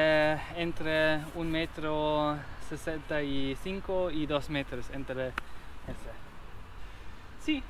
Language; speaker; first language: Spanish; non-native, learner; German